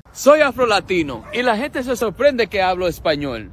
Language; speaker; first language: Spanish; early bilingual, heritage; Spanish